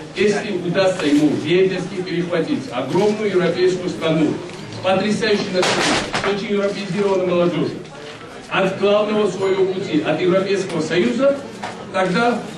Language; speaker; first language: Russian; non-native, local second language; Georgian